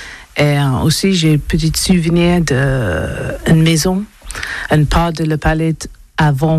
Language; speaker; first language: French; non-native, learner; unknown